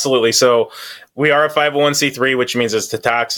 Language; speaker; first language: English; native; English